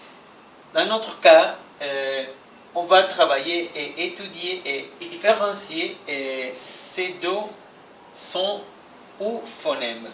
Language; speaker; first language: French; non-native, fluent; Spanish